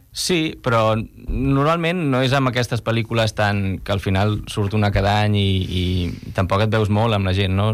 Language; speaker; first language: Catalan; non-native, local second language; Spanish